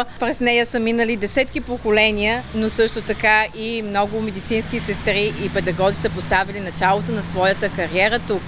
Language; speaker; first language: Bulgarian; native; Bulgarian